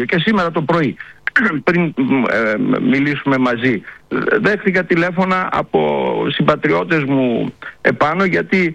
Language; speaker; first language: Greek; native; Greek